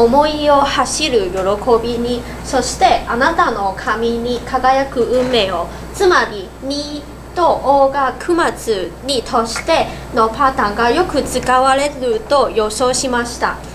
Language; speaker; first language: Japanese; non-native, learner; Cantonese